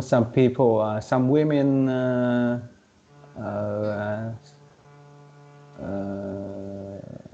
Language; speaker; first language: English; non-native, learner; Vietnamese